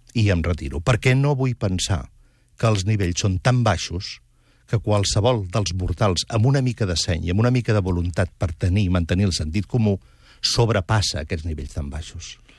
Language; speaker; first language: Catalan; native; Catalan